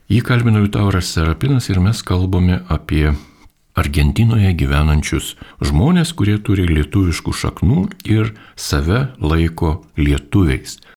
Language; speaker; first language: Lithuanian; native; Lithuanian